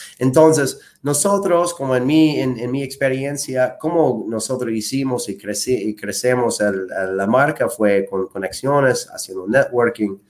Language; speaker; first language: Spanish; non-native, fluent; English